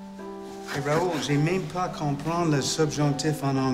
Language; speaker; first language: French; non-native, fluent; English